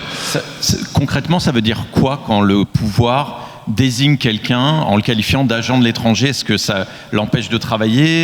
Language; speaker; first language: French; native; French